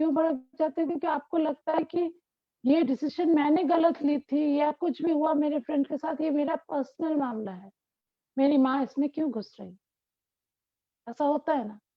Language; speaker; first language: Hindi; non-native, local second language; Bangla